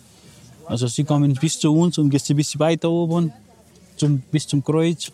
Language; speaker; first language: German; non-native, learner; Nepali